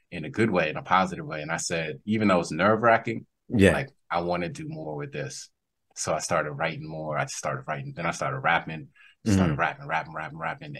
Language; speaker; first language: English; native; English